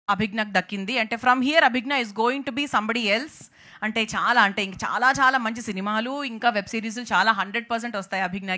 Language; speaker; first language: Telugu; native; Telugu